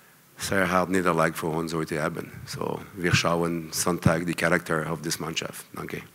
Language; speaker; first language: German; non-native, learner; French